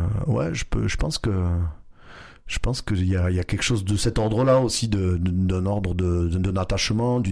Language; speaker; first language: French; non-native, local second language; Dutch